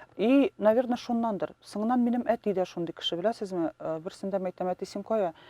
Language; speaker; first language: Tatar; non-native, local second language; Russian